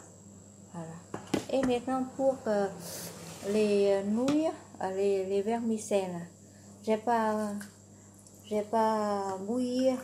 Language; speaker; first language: French; non-native, learner; Vietnamese